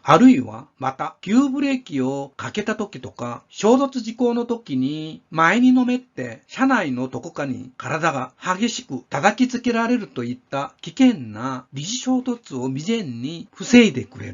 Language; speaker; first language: Japanese; non-native, fluent; Korean